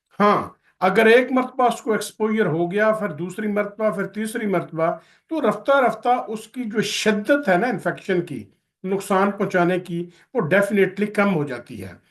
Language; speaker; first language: Urdu; non-native, local second language; Punjabi